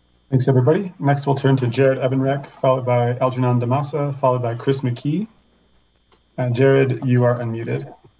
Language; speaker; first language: English; native; English